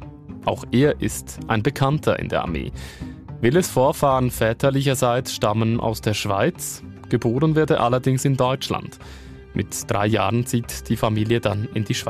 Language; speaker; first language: German; native; German